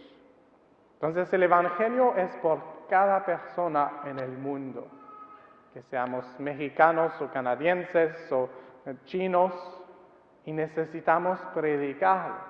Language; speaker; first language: Spanish; non-native, fluent; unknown